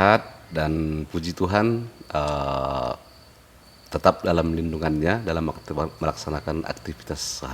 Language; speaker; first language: Indonesian; native; Indonesian